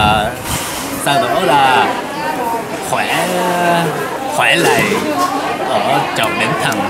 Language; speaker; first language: Vietnamese; non-native, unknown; Japanese